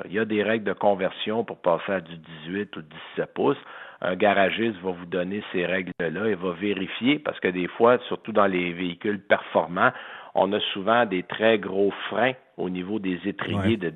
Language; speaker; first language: French; native; French